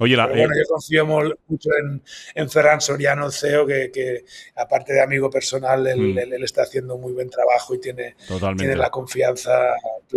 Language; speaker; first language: Spanish; native; Spanish